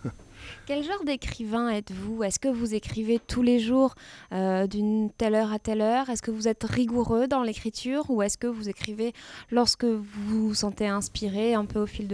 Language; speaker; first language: French; native; French